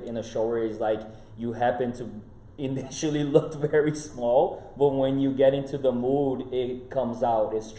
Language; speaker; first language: English; non-native, fluent; Portuguese